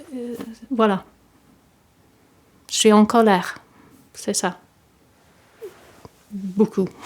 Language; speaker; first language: French; non-native, fluent; English